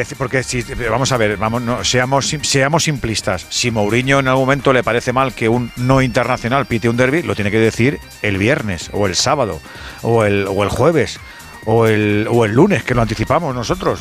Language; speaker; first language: Spanish; native; Spanish